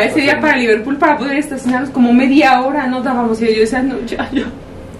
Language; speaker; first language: Spanish; native; Spanish